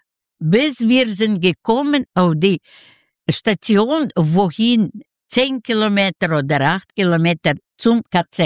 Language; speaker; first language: German; non-native, fluent; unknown